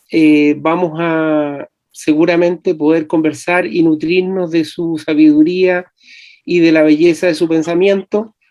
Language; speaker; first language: Spanish; native; Spanish